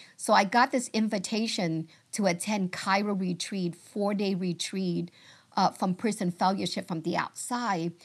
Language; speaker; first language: English; early bilingual, other home language; Vietnamese